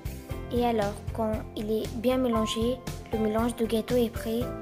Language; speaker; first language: French; non-native, fluent; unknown